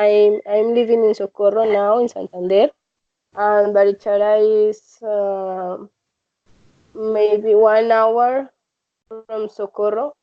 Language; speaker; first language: English; non-native, learner; Spanish